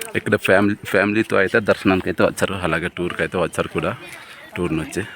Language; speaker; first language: Telugu; non-native, local second language; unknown